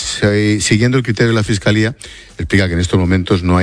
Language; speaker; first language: Spanish; native; Spanish